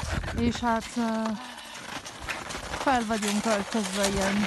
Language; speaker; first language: Hungarian; early bilingual, heritage; Hungarian